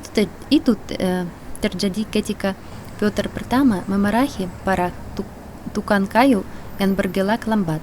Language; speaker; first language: Indonesian; non-native, fluent; Russian